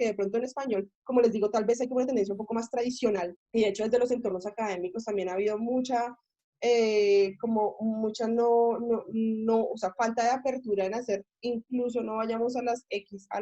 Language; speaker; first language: Spanish; native; Spanish